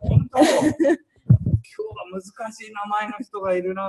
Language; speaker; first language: Japanese; native; Japanese